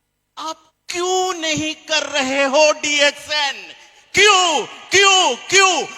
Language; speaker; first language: Hindi; non-native, fluent; Bangla